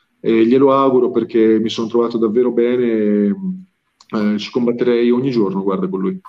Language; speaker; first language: Italian; native; Italian